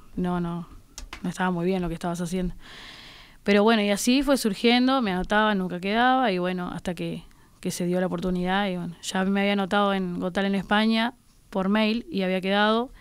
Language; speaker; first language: Spanish; native; Spanish